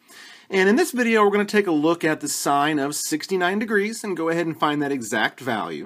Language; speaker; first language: English; native; English